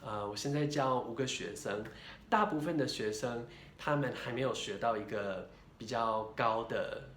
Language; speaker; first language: Chinese; non-native, fluent; English